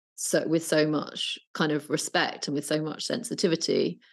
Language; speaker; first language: English; native; English